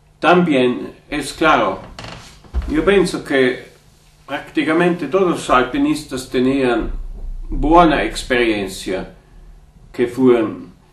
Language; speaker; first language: Spanish; non-native, learner; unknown